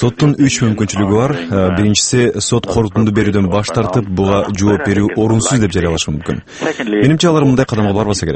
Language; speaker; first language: Kyrgyz; native; Kyrgyz